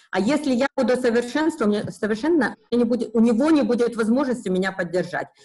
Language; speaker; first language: Russian; native; Russian